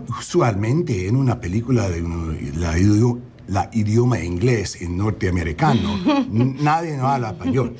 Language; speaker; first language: Spanish; non-native, learner; English